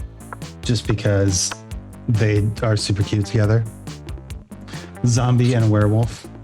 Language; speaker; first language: English; native; English